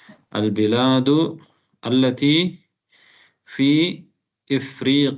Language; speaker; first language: Arabic; non-native, fluent; Tamil